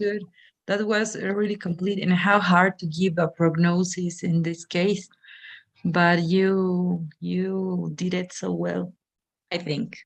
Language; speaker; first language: English; non-native, fluent; Spanish